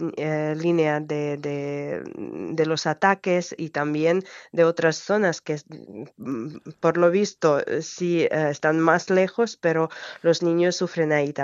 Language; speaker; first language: Spanish; non-native, fluent; Ukrainian